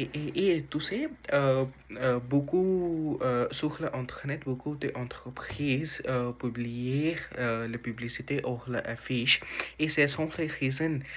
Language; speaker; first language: French; non-native, learner; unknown